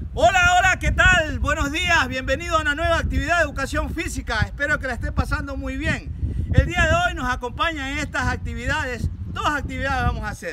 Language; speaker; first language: Spanish; native; Spanish